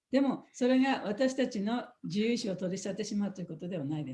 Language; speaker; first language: Japanese; native; Japanese